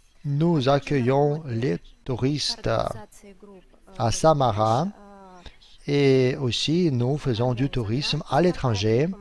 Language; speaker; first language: French; non-native, fluent; Russian